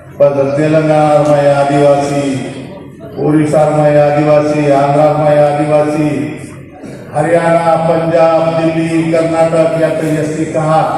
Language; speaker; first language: Marathi; non-native, local second language; Lambadi